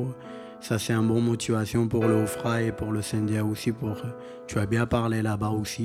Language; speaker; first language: French; non-native, learner; Pashto